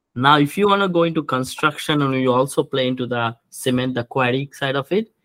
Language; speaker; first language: English; non-native, local second language; Bangla